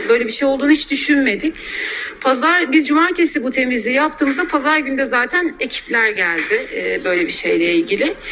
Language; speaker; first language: Turkish; native; Turkish